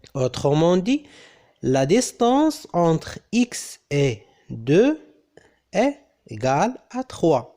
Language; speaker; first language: French; non-native, local second language; Arabic